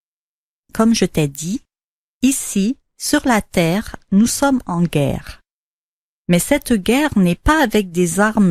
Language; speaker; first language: French; native; French